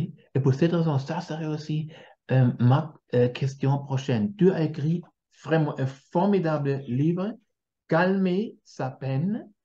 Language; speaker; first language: French; non-native, fluent; German